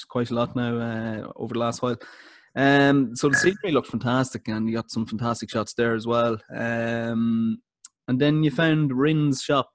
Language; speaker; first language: English; native; English